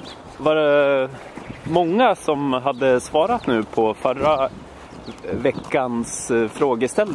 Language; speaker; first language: Swedish; native; Swedish